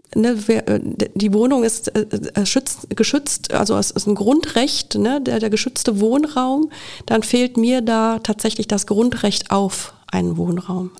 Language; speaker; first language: German; native; German